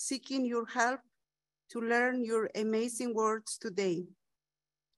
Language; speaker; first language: English; non-native, fluent; Spanish